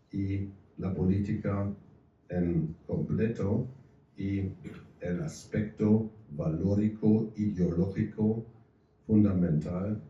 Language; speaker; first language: Spanish; non-native, fluent; German